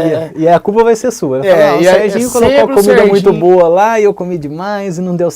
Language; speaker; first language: Portuguese; native; Portuguese